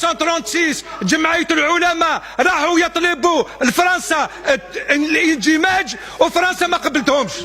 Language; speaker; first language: Arabic; non-native, local second language; Kabyle